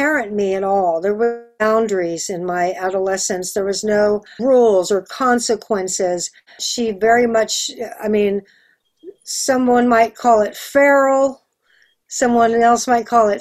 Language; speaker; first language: English; native; English